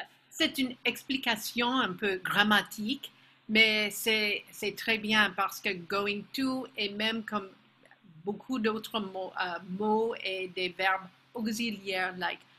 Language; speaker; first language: French; non-native, fluent; English